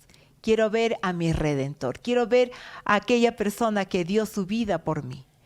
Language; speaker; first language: Spanish; native; Spanish